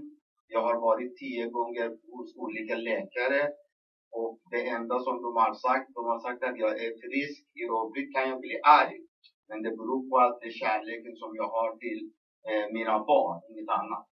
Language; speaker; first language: Swedish; non-native, local second language; Persian